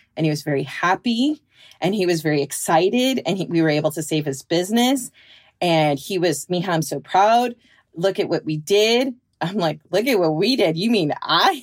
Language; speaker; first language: English; native; English